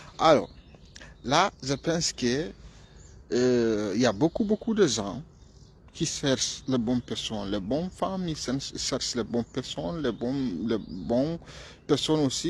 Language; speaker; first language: French; non-native, fluent; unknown